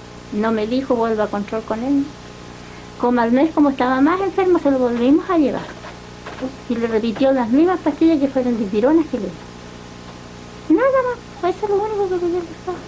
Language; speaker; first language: Spanish; native; Spanish